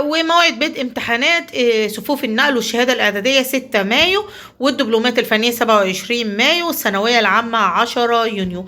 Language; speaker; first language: Arabic; native; Arabic